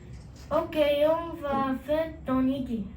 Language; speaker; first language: French; non-native, learner; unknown